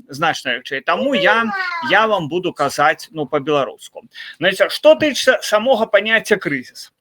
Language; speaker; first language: Belarusian; native; Belarusian